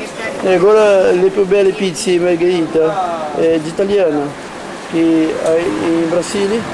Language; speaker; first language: Italian; non-native, learner; Portuguese